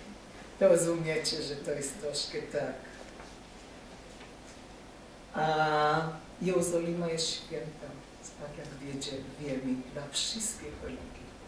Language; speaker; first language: Polish; non-native, fluent; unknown